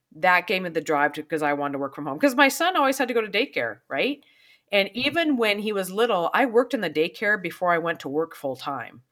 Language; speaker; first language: English; native; English